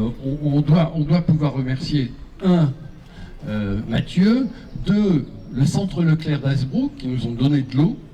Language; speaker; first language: French; native; French